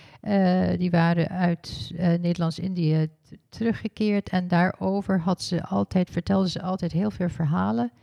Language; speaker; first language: Dutch; early bilingual, heritage; Dutch